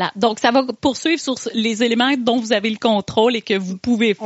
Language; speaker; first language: French; native; French